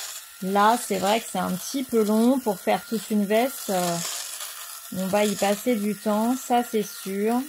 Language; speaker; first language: French; native; French